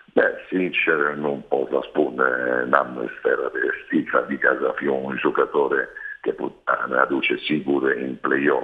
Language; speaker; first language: Romanian; non-native, fluent; Italian